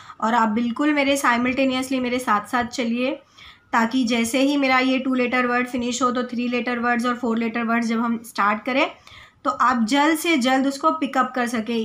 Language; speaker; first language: Hindi; native; Hindi